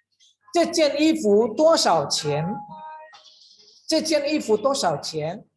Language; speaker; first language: Chinese; non-native, fluent; Indonesian